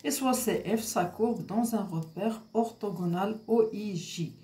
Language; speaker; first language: French; non-native, local second language; Arabic